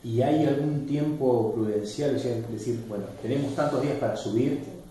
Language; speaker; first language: Spanish; native; Spanish